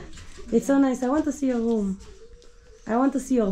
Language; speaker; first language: English; non-native, learner; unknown